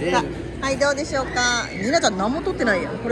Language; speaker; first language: Japanese; native; Japanese